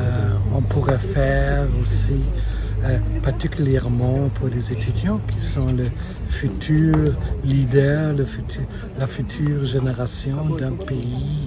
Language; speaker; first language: French; non-native, fluent; German